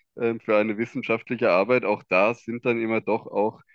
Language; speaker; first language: German; native; German